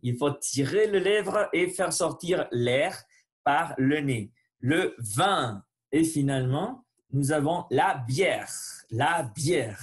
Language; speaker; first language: French; non-native, learner; Spanish